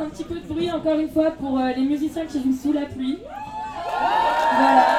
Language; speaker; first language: French; native; French